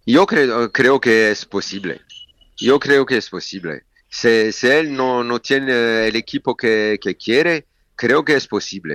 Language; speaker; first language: Spanish; non-native, fluent; French